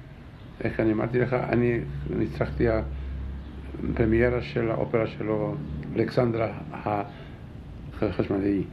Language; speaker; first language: Hebrew; non-native, fluent; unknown